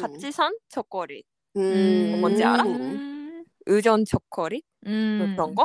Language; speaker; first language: Korean; non-native, fluent; Japanese